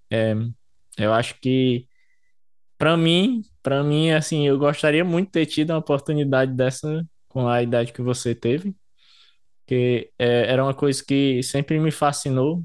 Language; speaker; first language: Portuguese; native; Portuguese